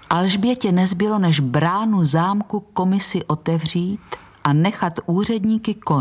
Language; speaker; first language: Czech; native; Czech